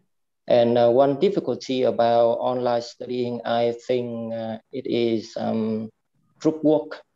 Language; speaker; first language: English; non-native, fluent; Vietnamese